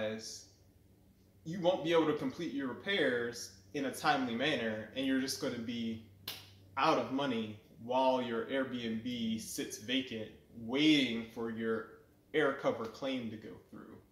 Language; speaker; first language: English; native; English